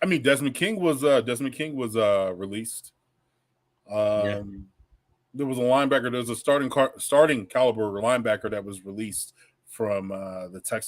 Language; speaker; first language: English; native; English